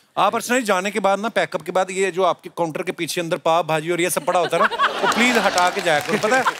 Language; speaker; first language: Hindi; non-native, local second language; Punjabi